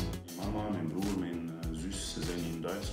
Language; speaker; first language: Dutch; non-native, learner; Arabic